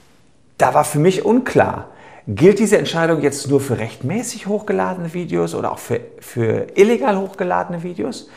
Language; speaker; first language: German; native; German